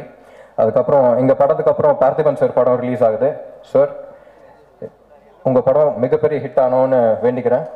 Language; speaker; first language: Tamil; non-native, local second language; Telugu